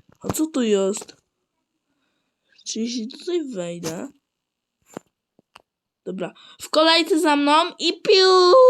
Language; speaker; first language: Polish; native; Polish